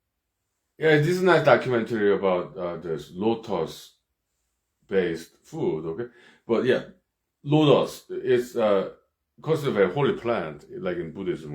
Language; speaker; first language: English; non-native, fluent; Korean